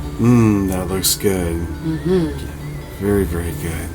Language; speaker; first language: English; native; English